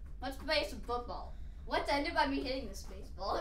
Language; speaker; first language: English; native; English